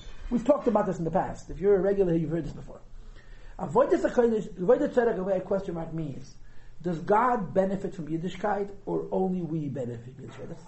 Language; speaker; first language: English; native; English